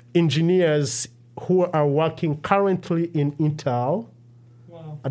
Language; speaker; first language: English; non-native, local second language; Kinyarwanda